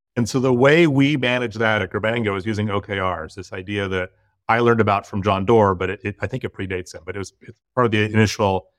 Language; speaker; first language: English; native; English